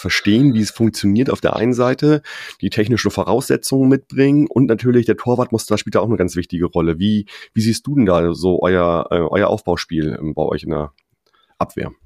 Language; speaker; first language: German; native; German